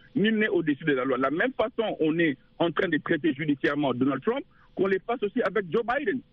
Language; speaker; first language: French; non-native, local second language; Lingala